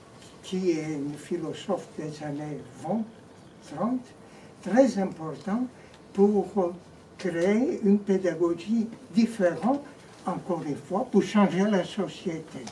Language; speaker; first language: French; non-native, fluent; Greek